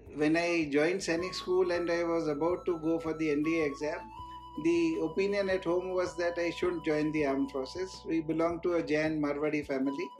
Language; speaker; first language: English; non-native, local second language; Hindi